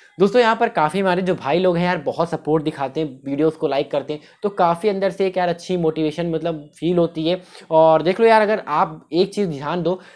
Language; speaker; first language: Hindi; native; Hindi